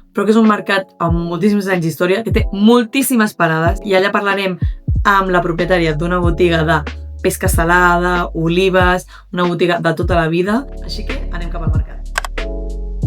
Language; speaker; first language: Catalan; native; Catalan